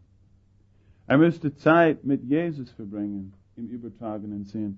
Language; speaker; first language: German; non-native, fluent; English